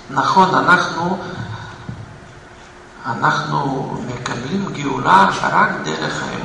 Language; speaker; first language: Hebrew; non-native, fluent; Russian